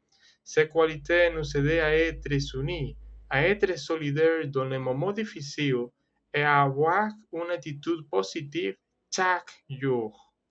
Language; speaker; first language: French; non-native, learner; Spanish